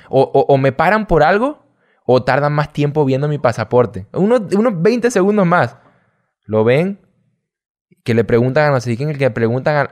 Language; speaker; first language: Spanish; native; Spanish